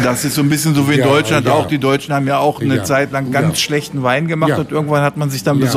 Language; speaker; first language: German; native; German